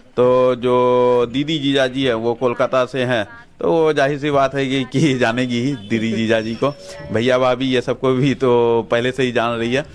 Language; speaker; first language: Hindi; native; Hindi